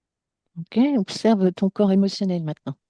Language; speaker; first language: French; native; French